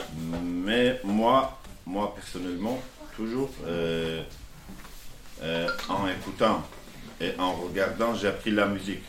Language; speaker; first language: French; non-native, fluent; Kurdish